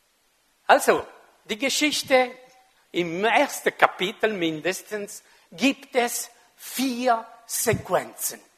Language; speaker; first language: German; non-native, local second language; French